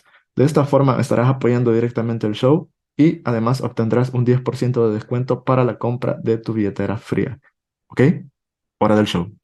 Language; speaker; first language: Spanish; native; Spanish